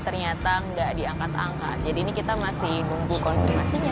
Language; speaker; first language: Indonesian; native; Indonesian